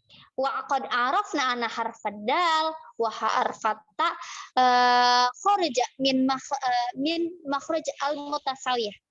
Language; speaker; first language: Arabic; non-native, learner; Indonesian